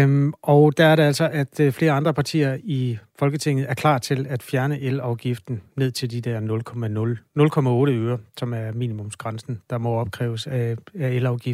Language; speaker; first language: Danish; native; Danish